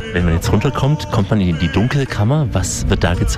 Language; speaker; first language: German; native; German